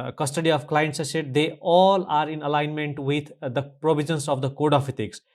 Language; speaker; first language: English; non-native, local second language; Nepali